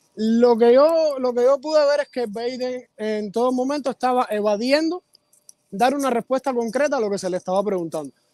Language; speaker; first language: Spanish; native; Spanish